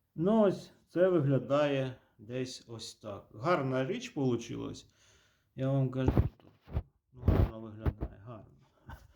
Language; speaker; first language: Ukrainian; native; Ukrainian